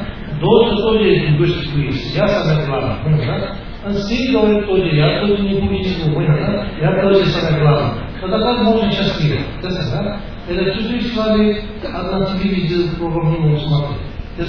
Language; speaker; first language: Russian; non-native, learner; Tibetan